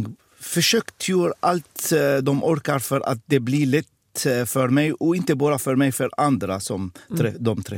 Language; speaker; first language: Swedish; non-native, fluent; Arabic